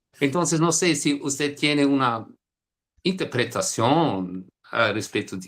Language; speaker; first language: Spanish; non-native, fluent; Portuguese